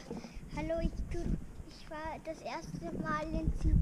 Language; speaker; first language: German; early bilingual, other home language; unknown